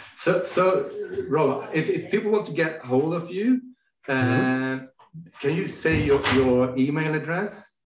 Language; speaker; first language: English; non-native, fluent; Swedish